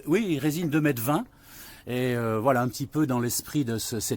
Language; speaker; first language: French; native; French